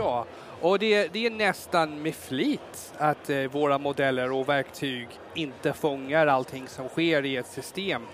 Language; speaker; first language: Swedish; non-native, fluent; English